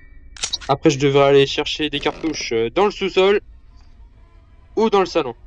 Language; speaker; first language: French; native; French